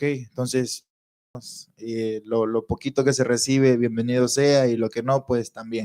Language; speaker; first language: Spanish; native; Spanish